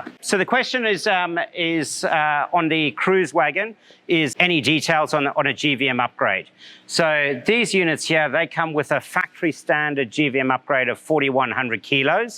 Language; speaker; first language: English; native; English